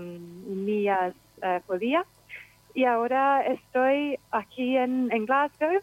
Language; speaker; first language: Spanish; non-native, fluent; English